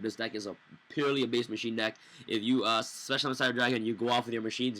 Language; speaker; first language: English; native; English